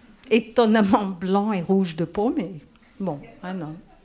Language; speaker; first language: French; non-native, fluent; English